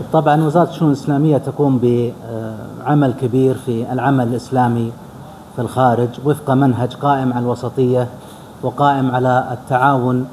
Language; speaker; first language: Arabic; native; Arabic